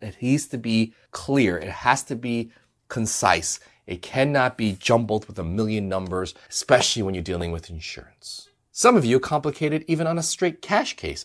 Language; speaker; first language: English; native; English